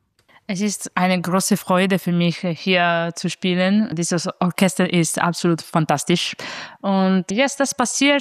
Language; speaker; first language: German; non-native, learner; Italian